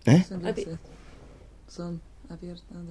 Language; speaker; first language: Spanish; non-native, fluent; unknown